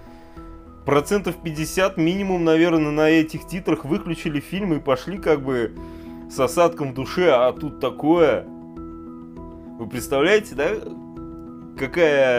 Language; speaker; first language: Russian; native; Russian